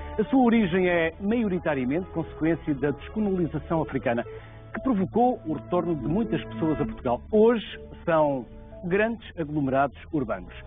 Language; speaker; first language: Portuguese; native; Portuguese